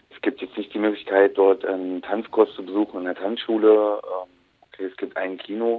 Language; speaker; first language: German; native; German